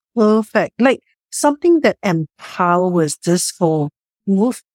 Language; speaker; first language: English; non-native, local second language; Chinese